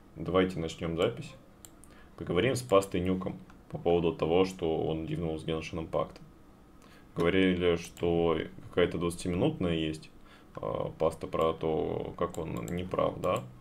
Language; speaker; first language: Russian; native; Russian